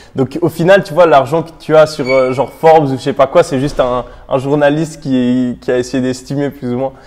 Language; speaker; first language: French; native; French